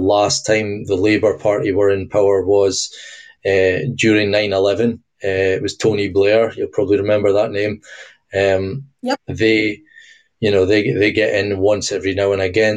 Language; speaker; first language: English; native; English